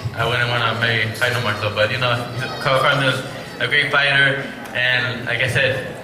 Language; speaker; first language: English; non-native, fluent; Spanish